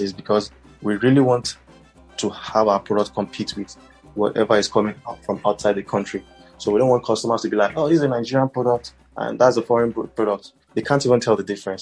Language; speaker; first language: English; non-native, local second language; Hausa